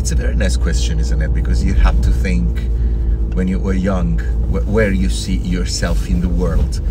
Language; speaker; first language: English; non-native, fluent; Italian